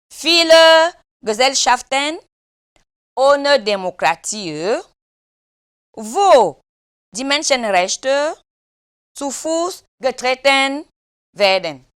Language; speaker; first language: German; non-native, fluent; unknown